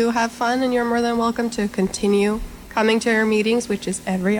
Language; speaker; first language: English; non-native, fluent; Norwegian